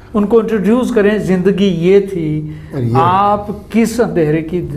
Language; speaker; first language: Hindi; native; Hindi